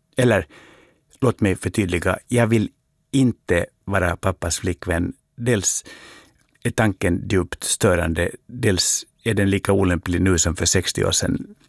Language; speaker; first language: Swedish; native; Swedish